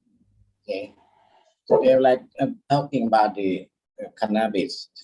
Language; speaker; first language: English; non-native, learner; Thai